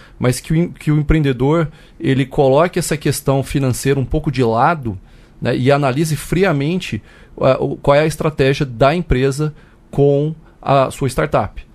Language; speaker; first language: Portuguese; native; Portuguese